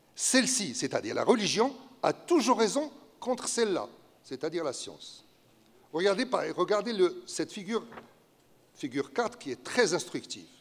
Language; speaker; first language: French; non-native, local second language; Arabic